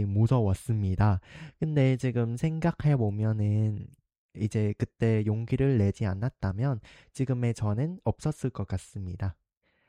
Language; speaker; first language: Korean; non-native, fluent; Vietnamese